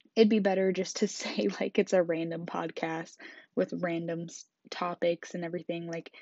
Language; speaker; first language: English; native; English